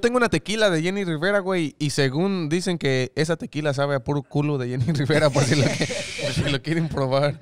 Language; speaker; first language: Spanish; early bilingual, heritage; Spanish